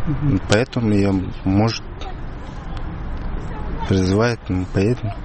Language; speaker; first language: Russian; non-native, learner; Uzbek